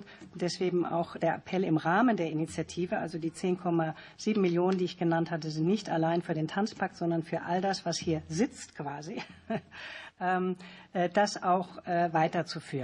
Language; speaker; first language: German; native; German